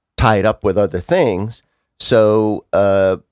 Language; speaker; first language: English; native; English